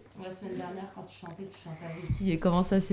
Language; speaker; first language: French; native; French